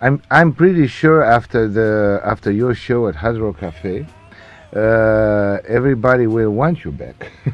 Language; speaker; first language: English; non-native, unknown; Romanian